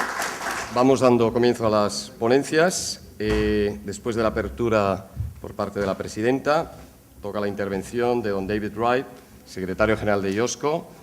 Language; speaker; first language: Spanish; native; Spanish